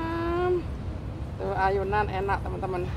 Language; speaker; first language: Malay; non-native, local second language; Javanese